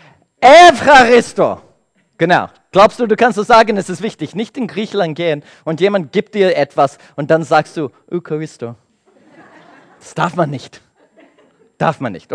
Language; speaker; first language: German; non-native, learner; English